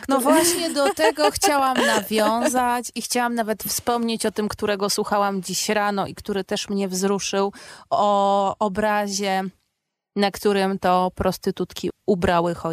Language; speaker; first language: Polish; native; Polish